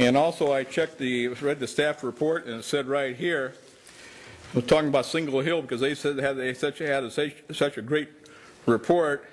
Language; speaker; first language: English; native; English